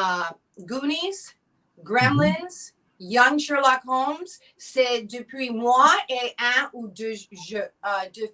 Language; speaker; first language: French; non-native, learner; English